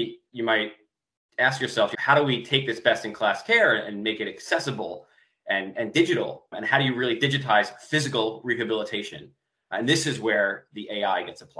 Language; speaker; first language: English; native; English